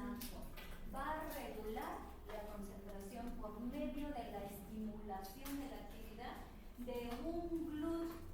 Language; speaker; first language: Spanish; native; Spanish